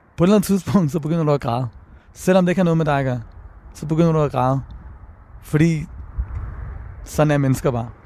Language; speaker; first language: Danish; early bilingual, other home language; Persian